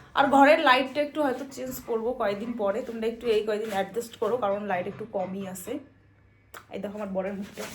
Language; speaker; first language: Bangla; non-native, local second language; Rangpuri